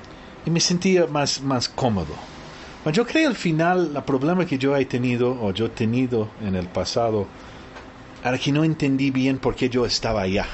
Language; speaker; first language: Spanish; early bilingual, heritage; Spanish